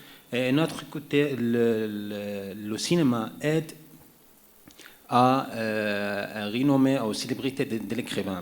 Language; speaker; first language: French; non-native, learner; Arabic